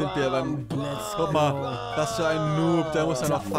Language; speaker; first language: German; native; German